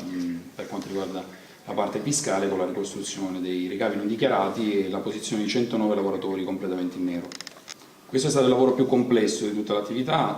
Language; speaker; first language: Italian; native; Italian